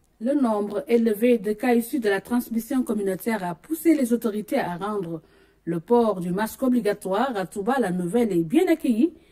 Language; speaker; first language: French; non-native, local second language; Wolof